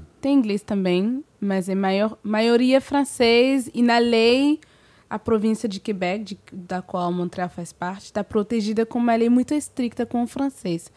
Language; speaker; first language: Portuguese; non-native, fluent; French